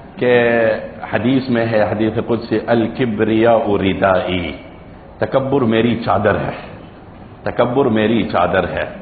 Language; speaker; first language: Urdu; non-native, local second language; Gujarati